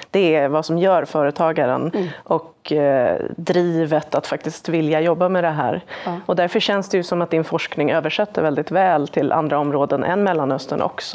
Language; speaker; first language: Swedish; native; Swedish